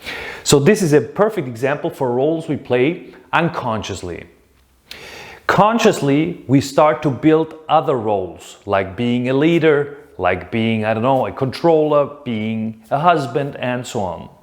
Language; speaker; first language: English; non-native, fluent; German